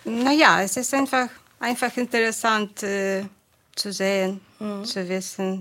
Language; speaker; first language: German; non-native, fluent; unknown